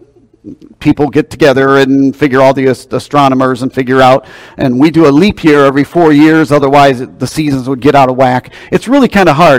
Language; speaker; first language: English; native; English